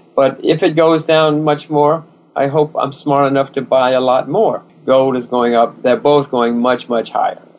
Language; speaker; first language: English; native; English